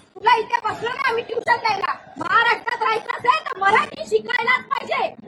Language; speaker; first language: Marathi; native; Marathi